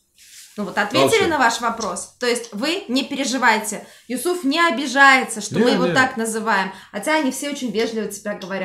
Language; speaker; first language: Russian; native; Russian